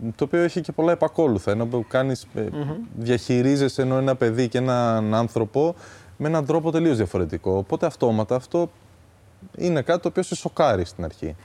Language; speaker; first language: Greek; early bilingual, other home language; Albanian